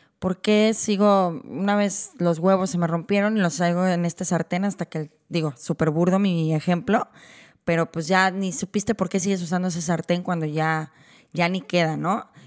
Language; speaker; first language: Spanish; native; Spanish